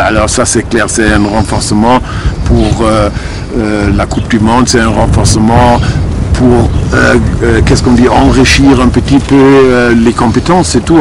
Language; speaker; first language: French; non-native, fluent; German